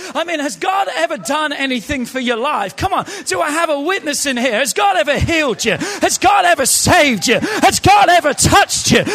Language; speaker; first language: English; native; English